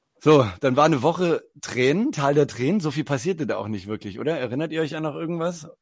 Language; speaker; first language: German; native; German